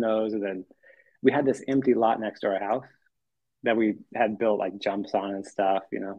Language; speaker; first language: English; native; English